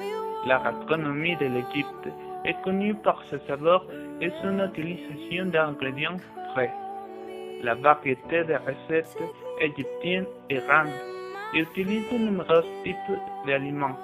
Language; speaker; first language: French; non-native, learner; Spanish